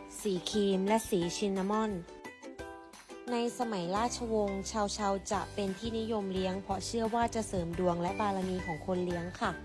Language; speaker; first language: Thai; native; Thai